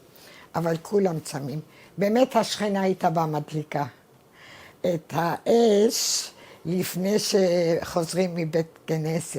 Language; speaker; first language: Hebrew; non-native, fluent; Arabic